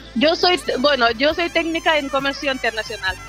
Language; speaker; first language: Spanish; non-native, fluent; Wolof